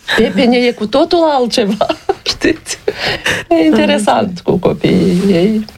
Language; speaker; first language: Romanian; native; Romanian